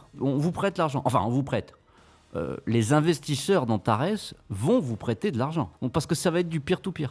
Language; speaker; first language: French; native; French